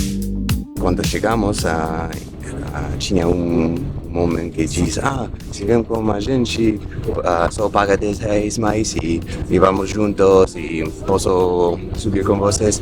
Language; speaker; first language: Portuguese; non-native, fluent; English